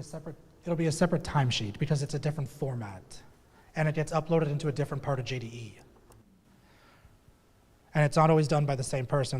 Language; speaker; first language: English; native; English